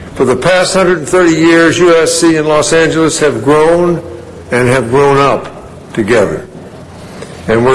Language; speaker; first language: English; native; English